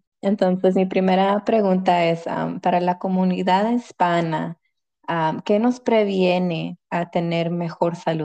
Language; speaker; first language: Spanish; early bilingual, heritage; Spanish